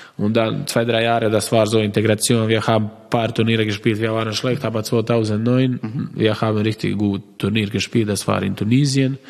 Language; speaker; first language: German; non-native, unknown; Croatian